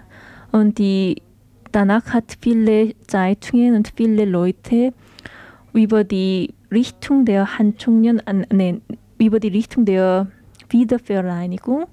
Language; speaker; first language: German; non-native, learner; Korean